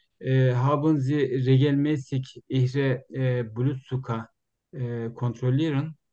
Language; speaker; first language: German; non-native, learner; Turkish